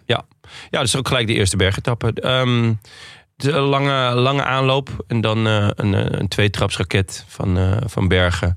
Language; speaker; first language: Dutch; native; Dutch